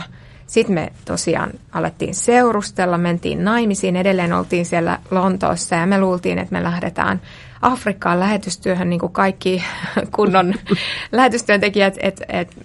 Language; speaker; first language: Finnish; native; Finnish